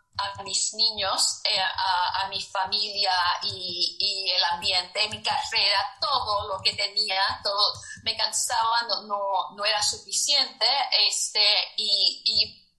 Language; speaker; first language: Spanish; early bilingual, heritage; Spanish